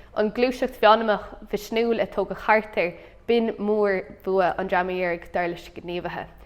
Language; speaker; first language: Irish; non-native, local second language; English